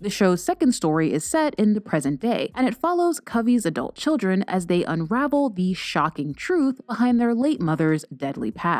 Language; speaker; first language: English; native; English